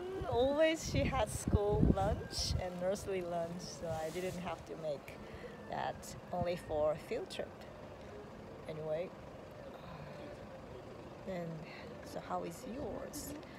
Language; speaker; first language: English; non-native, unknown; Japanese